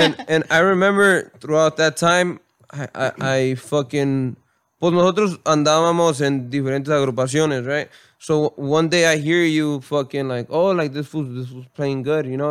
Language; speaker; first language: English; early bilingual, other home language; Spanish